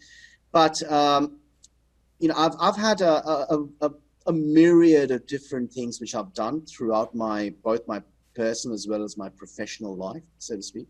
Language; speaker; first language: English; non-native, local second language; Bangla